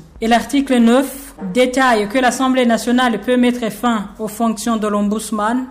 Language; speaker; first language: French; non-native, local second language; Rundi